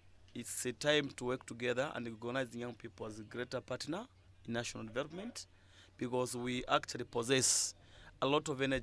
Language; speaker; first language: English; non-native, local second language; Bemba